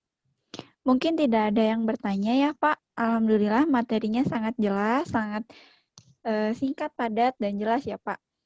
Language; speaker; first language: Indonesian; native; Indonesian